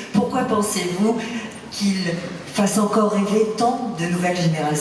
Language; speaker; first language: French; native; French